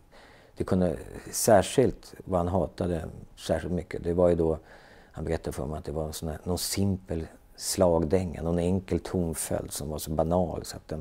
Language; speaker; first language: Swedish; native; Swedish